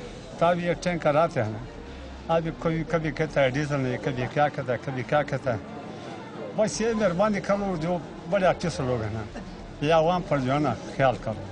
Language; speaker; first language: Hindi; non-native, local second language; Pashto